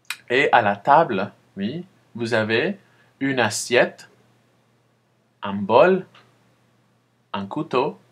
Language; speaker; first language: French; non-native, fluent; Spanish